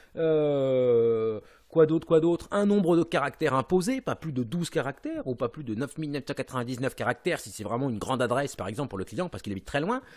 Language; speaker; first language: French; native; French